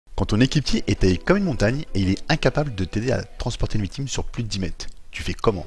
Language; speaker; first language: French; native; French